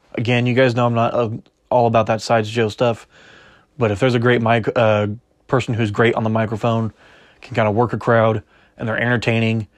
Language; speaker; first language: English; native; English